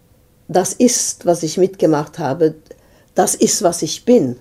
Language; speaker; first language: German; non-native, fluent; Serbian